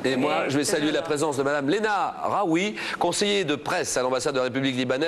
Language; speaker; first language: French; native; French